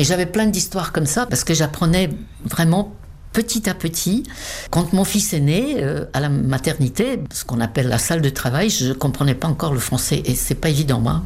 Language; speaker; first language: French; non-native, fluent; Czech